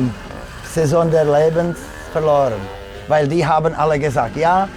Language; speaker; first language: German; non-native, fluent; Czech